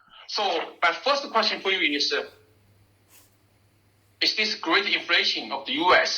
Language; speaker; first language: English; non-native, fluent; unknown